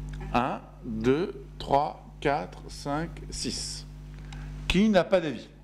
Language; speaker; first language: French; native; French